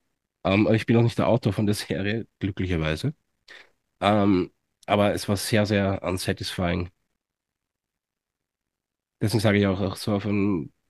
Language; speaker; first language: German; native; German